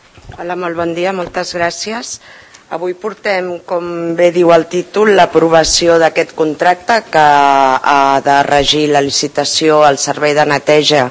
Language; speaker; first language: Catalan; native; Catalan